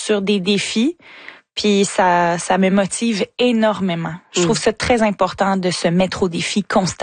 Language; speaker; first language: French; native; French